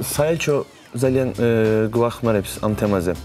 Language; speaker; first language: Georgian; early bilingual, other home language; Turkish